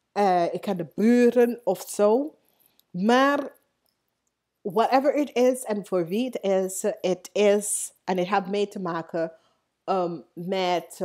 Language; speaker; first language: Dutch; non-native, learner; English